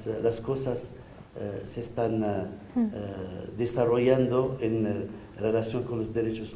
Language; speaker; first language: Spanish; non-native, fluent; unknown